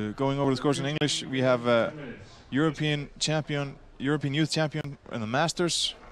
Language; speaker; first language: English; non-native, fluent; Icelandic